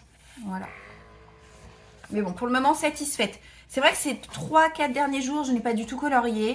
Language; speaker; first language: French; native; French